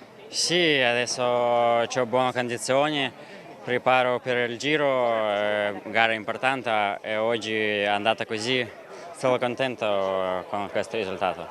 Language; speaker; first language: Italian; non-native, fluent; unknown